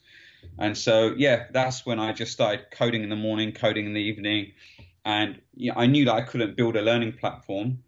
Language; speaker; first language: English; native; English